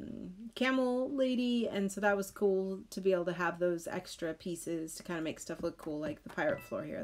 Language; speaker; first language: English; native; English